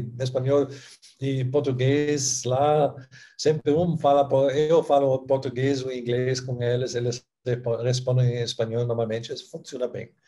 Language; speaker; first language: Portuguese; non-native, fluent; German